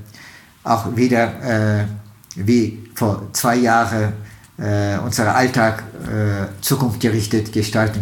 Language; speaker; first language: German; non-native, fluent; Turkish